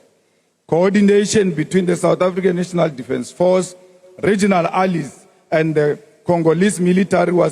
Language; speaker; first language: English; non-native, local second language; Northern Sotho